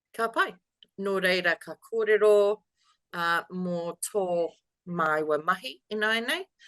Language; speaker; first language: Māori; non-native, local second language; English